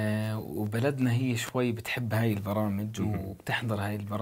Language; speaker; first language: Arabic; native; Arabic